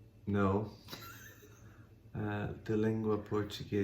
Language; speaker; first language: Portuguese; non-native, learner; English